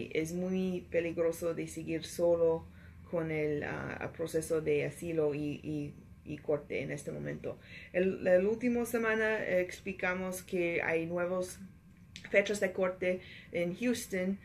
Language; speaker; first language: Spanish; non-native, learner; English